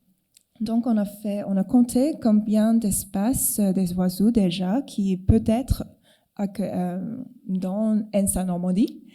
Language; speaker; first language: French; non-native, fluent; Cantonese